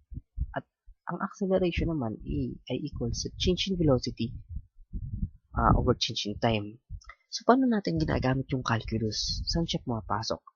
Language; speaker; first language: Filipino; native; Filipino